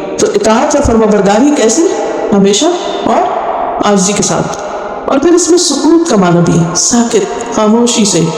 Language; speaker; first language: Urdu; native; Urdu